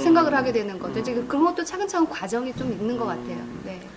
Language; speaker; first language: Korean; native; Korean